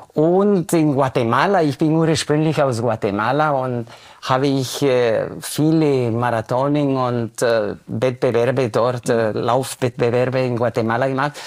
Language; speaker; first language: German; non-native, fluent; Spanish